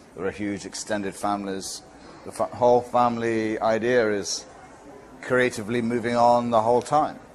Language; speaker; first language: English; native; English